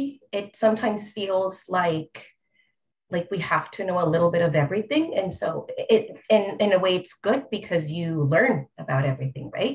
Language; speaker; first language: English; non-native, fluent; Spanish